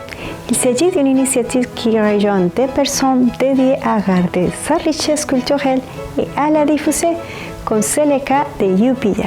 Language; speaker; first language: French; native; French